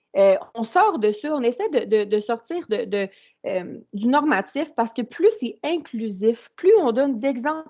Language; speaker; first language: French; native; French